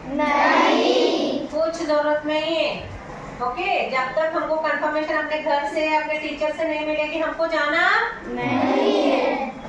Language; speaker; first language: Hindi; non-native, local second language; Marathi